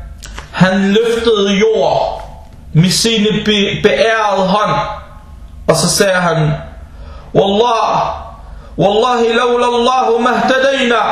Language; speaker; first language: Danish; non-native, fluent; Arabic